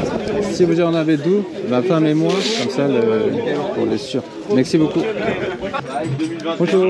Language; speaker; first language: French; non-native, learner; Korean